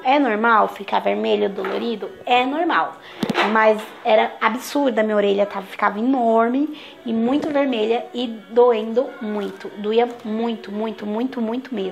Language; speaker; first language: Portuguese; native; Portuguese